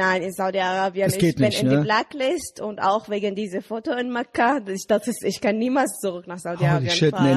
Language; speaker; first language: German; non-native, learner; Arabic